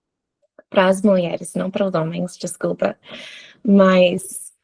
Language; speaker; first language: Portuguese; non-native, fluent; English